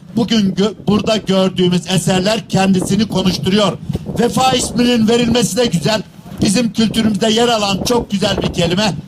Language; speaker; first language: Turkish; native; Turkish